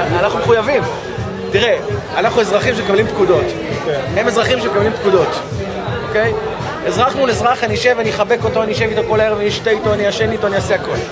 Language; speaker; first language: Hebrew; native; Hebrew